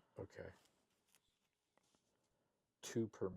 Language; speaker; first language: English; native; English